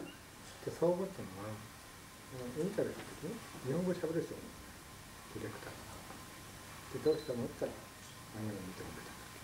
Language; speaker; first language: Japanese; native; Japanese